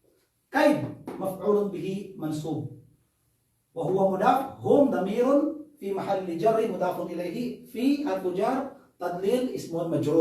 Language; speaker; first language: Arabic; non-native, fluent; Filipino